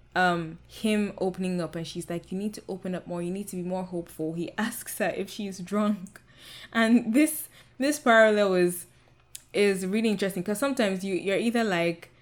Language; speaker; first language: English; non-native, local second language; Yoruba